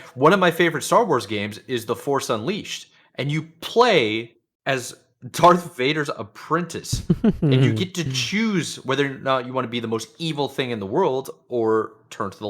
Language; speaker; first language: English; native; English